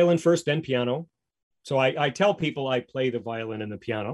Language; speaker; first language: English; native; English